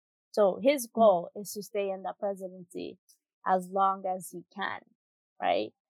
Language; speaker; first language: English; early bilingual, other home language; Spanish